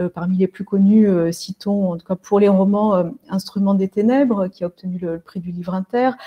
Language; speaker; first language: French; native; French